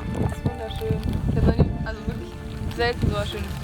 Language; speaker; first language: German; native; German